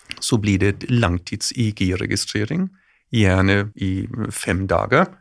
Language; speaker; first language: Norwegian; non-native, fluent; German